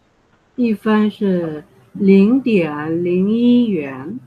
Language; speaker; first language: Chinese; non-native, fluent; Vietnamese